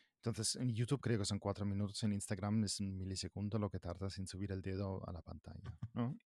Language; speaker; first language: Spanish; non-native, fluent; German